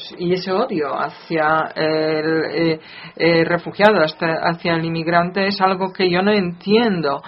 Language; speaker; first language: Spanish; non-native, fluent; Polish